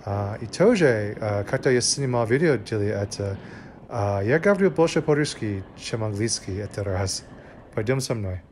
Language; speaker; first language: Russian; non-native, learner; English